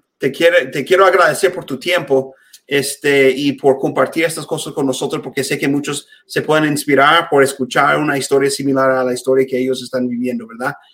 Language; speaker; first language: Spanish; non-native, fluent; English